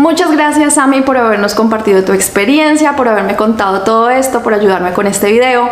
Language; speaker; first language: Spanish; native; Spanish